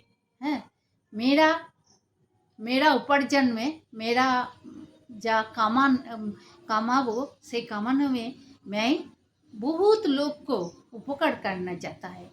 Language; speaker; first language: Hindi; non-native, learner; Bangla